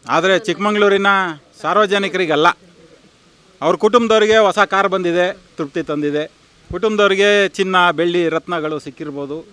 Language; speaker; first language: Kannada; native; Kannada